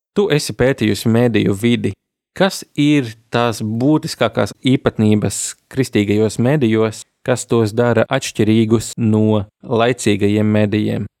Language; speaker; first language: Latvian; native; Latvian